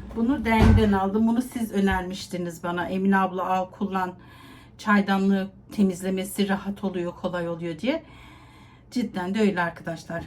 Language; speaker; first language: Turkish; native; Turkish